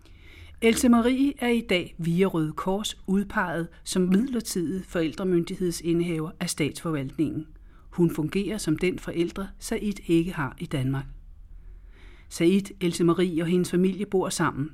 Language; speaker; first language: Danish; native; Danish